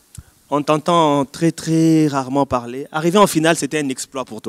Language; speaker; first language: French; non-native, local second language; Lingala